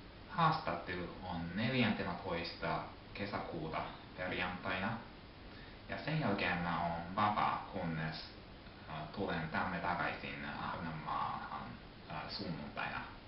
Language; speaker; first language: Finnish; non-native, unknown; Japanese